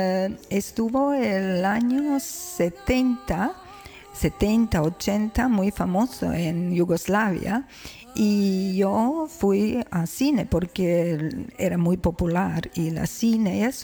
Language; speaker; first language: Spanish; non-native, learner; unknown